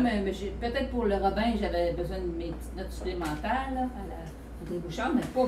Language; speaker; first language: French; native; French